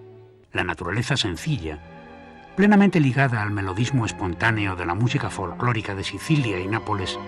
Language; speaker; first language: Spanish; native; Spanish